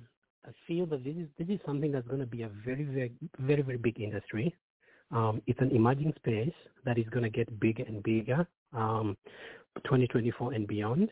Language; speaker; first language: English; non-native, local second language; Kikuyu